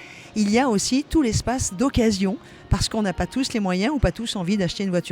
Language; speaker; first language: French; native; French